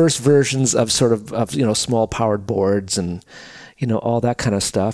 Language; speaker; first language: English; native; English